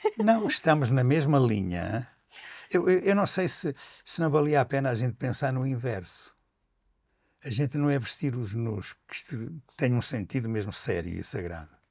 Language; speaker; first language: Portuguese; native; Portuguese